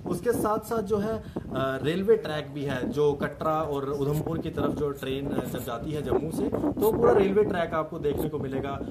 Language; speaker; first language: Hindi; native; Hindi